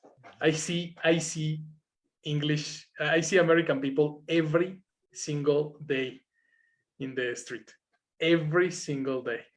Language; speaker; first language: English; non-native, fluent; Spanish